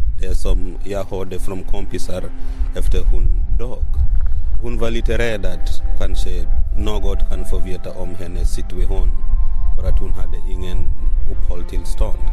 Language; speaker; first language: Swedish; non-native, fluent; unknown